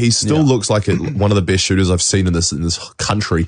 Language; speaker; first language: English; native; English